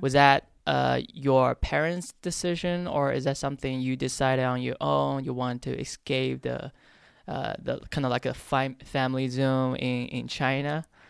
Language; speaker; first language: English; non-native, fluent; Chinese